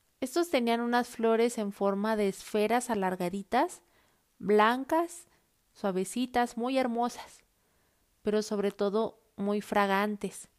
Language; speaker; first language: Spanish; native; Spanish